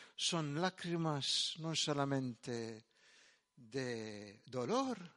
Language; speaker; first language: Spanish; non-native, fluent; Maltese